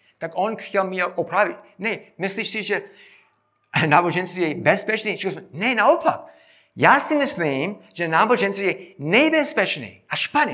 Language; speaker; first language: Czech; non-native, fluent; English